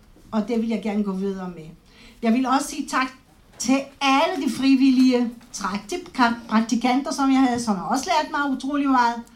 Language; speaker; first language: Danish; non-native, fluent; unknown